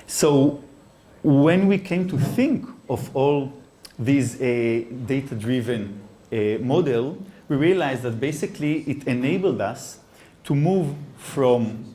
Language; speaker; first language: English; non-native, fluent; Hebrew